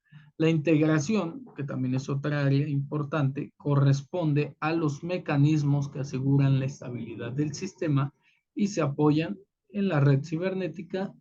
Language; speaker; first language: Spanish; native; Spanish